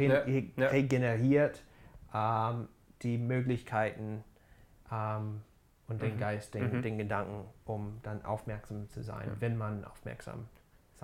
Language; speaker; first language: German; non-native, fluent; English